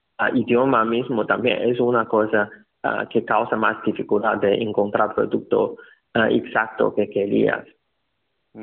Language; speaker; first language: Spanish; non-native, learner; Chinese